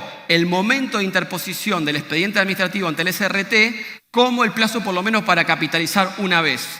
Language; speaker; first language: Spanish; native; Spanish